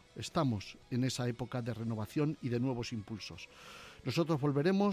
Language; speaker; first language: Spanish; native; Spanish